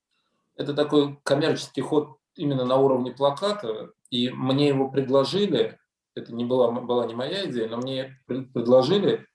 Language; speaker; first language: Russian; native; Russian